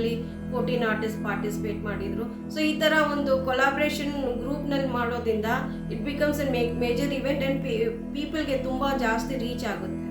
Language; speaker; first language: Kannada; non-native, local second language; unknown